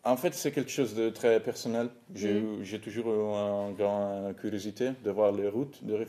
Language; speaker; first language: French; non-native, fluent; Italian